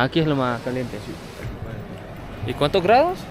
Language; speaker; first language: Spanish; non-native, fluent; Indonesian